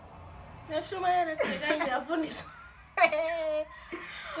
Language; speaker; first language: English; non-native, local second language; Xhosa